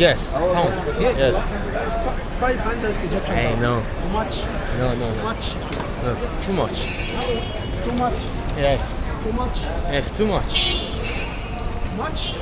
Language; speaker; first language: English; non-native, learner; Korean